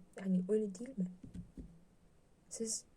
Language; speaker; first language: Turkish; non-native, learner; Russian